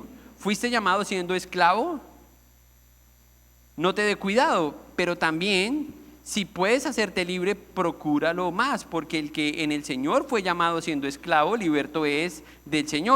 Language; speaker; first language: Spanish; native; Spanish